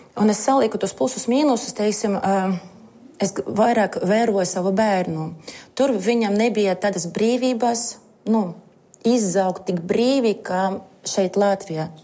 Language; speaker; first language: Latvian; native; Latvian